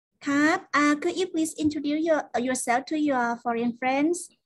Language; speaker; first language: English; non-native, fluent; Thai